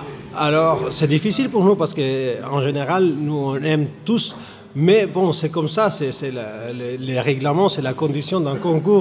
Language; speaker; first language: French; non-native, fluent; Spanish